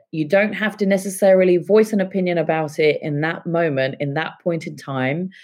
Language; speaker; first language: English; native; English